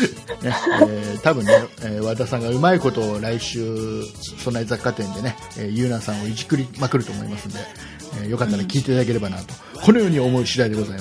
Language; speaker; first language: Japanese; native; Japanese